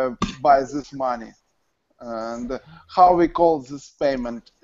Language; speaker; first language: English; non-native, learner; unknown